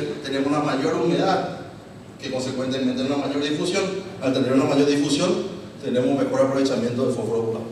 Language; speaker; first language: Spanish; native; Spanish